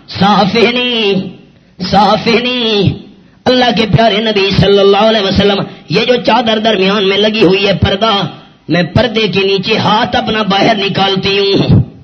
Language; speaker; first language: Urdu; non-native, local second language; Pashto